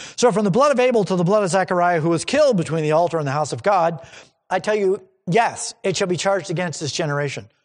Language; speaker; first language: English; native; English